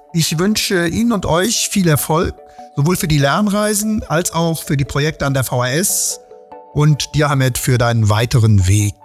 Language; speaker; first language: German; native; German